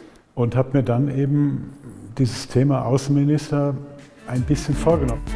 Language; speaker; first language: German; native; German